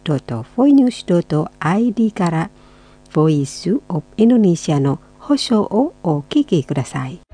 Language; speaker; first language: Japanese; non-native, fluent; Indonesian